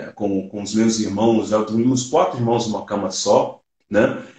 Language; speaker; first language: Portuguese; early bilingual, other home language; Swahili